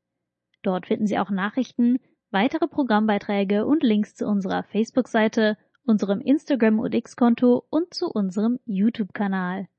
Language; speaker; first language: German; native; German